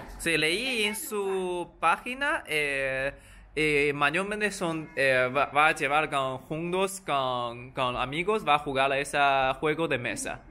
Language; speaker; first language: Spanish; non-native, learner; Chinese